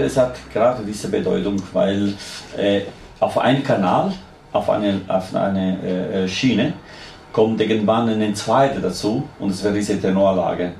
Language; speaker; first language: German; non-native, fluent; Italian